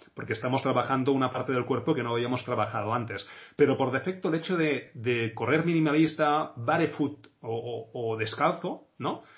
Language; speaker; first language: Spanish; non-native, local second language; Catalan